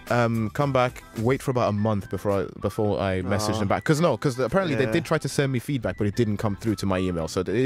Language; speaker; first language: English; native; English